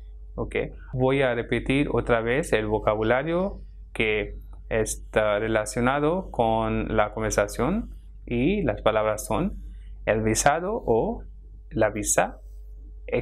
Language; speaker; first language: Spanish; non-native, fluent; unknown